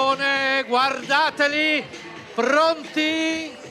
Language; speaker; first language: Italian; native; Italian